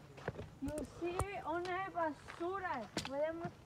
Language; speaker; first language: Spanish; early bilingual, heritage; Spanish